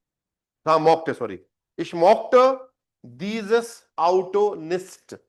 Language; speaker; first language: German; non-native, fluent; Hindi